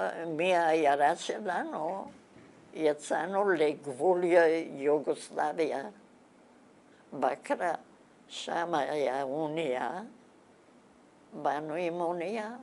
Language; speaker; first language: Hebrew; non-native, fluent; Bulgarian